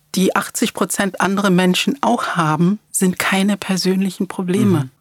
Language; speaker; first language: German; early bilingual, other home language; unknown